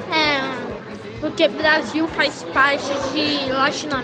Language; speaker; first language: Portuguese; non-native, fluent; Spanish